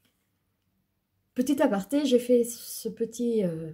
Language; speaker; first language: French; native; French